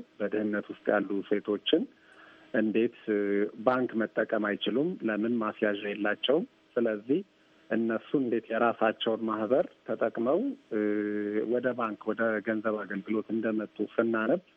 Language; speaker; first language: Amharic; native; Amharic